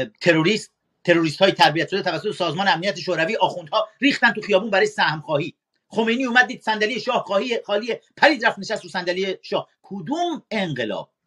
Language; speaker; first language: Persian; native; Persian